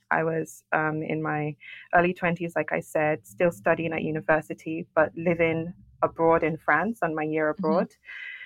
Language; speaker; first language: English; non-native, local second language; Yoruba